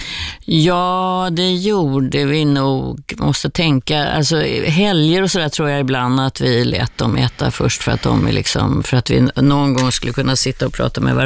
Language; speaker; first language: Swedish; native; Swedish